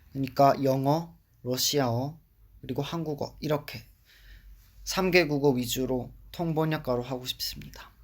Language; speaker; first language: Korean; early bilingual, other home language; English